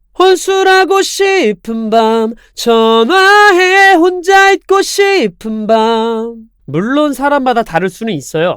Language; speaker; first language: Korean; native; Korean